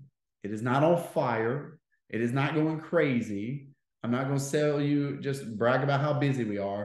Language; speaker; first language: English; native; English